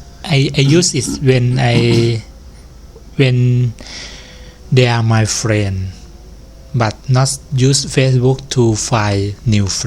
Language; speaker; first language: English; non-native, learner; Thai